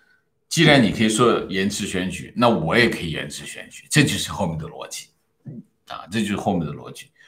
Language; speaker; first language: Chinese; native; Chinese